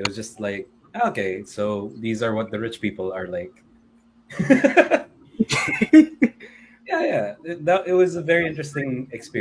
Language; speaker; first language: English; non-native, local second language; Filipino